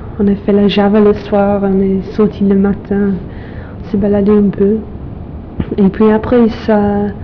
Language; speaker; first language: French; non-native, fluent; English